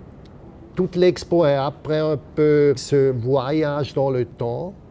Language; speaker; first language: French; non-native, local second language; German